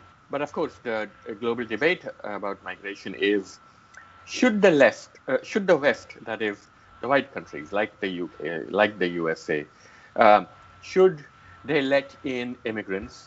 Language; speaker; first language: English; non-native, local second language; Gujarati